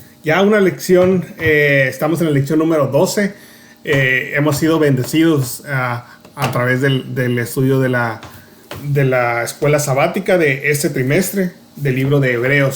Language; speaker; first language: Spanish; native; Spanish